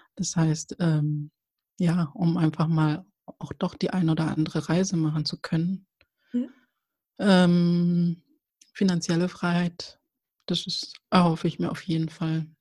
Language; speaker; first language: German; early bilingual, other home language; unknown